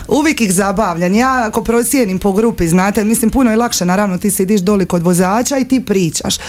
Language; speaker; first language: Croatian; native; Croatian